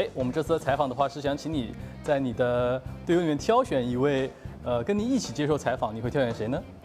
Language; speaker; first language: Chinese; native; Chinese